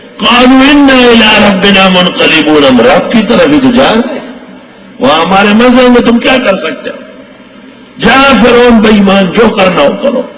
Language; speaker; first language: Urdu; non-native, local second language; Pashto